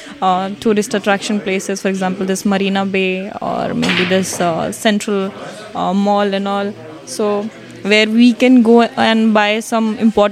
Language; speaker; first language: English; non-native, local second language; Hindi